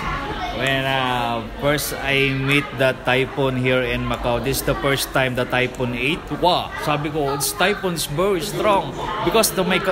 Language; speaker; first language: English; non-native, local second language; Filipino